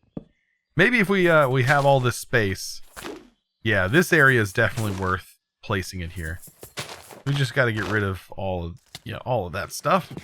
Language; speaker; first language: English; native; English